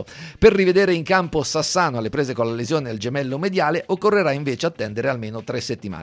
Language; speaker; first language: Italian; native; Italian